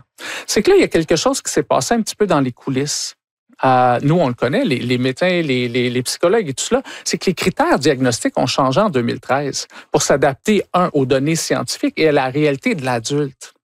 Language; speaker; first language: French; native; French